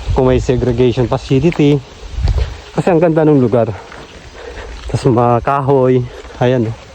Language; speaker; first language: Filipino; native; Filipino